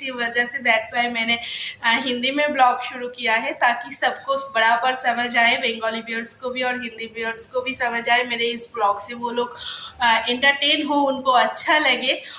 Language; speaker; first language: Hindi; non-native, local second language; Bangla